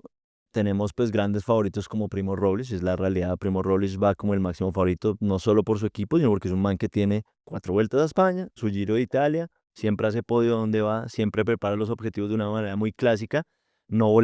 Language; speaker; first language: Spanish; native; Spanish